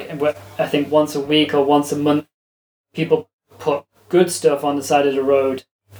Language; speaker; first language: English; native; English